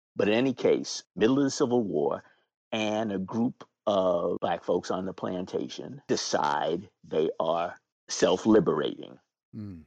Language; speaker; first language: English; native; English